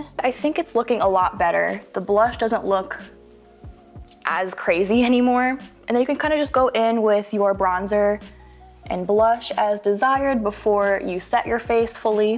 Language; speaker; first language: English; native; English